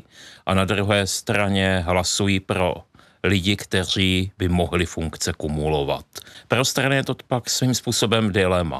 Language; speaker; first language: Czech; native; Czech